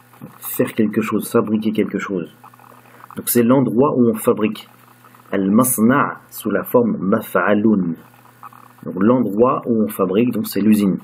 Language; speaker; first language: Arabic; non-native, fluent; French